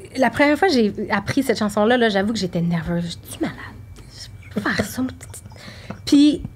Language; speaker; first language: French; native; French